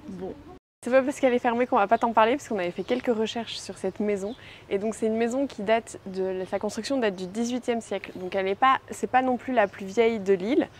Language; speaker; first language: French; native; French